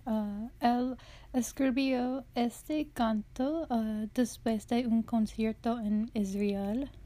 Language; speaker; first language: Spanish; non-native, learner; English